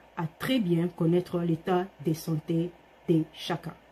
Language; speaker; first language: French; non-native, local second language; Lingala